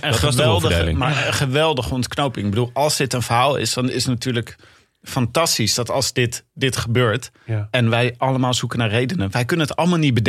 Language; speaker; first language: Dutch; native; Dutch